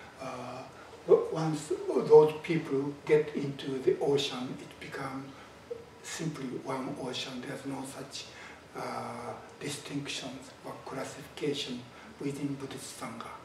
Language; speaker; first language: English; non-native, fluent; Japanese